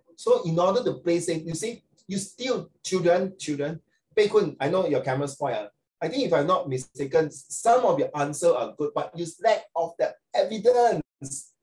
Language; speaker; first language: English; non-native, local second language; Chinese